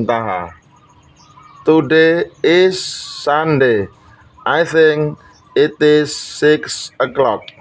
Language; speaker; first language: English; non-native, learner; Indonesian